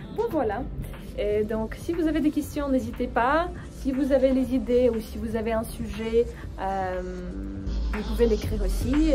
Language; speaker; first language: French; non-native, fluent; Russian